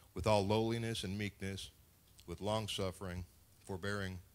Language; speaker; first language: English; non-native, fluent; Spanish